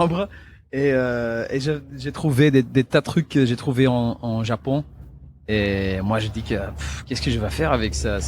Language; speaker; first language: French; non-native, local second language; Dutch